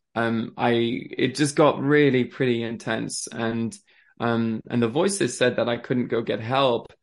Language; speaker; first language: English; early bilingual, other home language; French